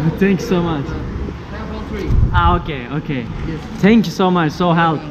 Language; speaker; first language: English; non-native, learner; Turkish